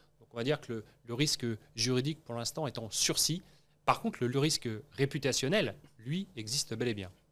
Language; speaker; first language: French; native; French